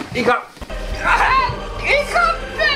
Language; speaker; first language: Japanese; native; Japanese